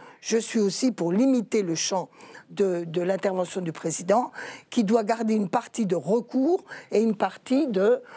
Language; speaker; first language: French; native; French